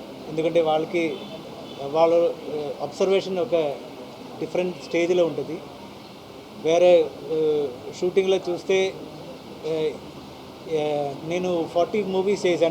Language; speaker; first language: Telugu; non-native, fluent; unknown